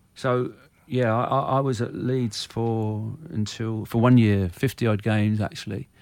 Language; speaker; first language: English; native; English